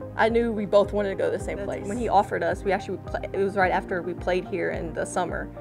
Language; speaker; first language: English; native; English